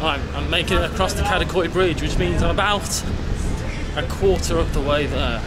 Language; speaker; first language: English; native; English